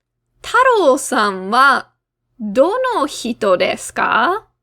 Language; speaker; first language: Japanese; non-native, fluent; English